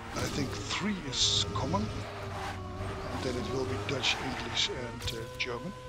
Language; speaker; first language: English; non-native, fluent; Dutch